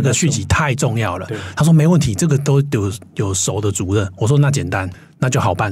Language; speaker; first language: Chinese; native; Chinese